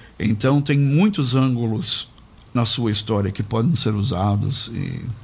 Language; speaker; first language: Portuguese; native; Portuguese